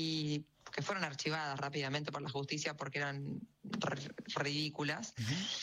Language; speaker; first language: Spanish; native; Spanish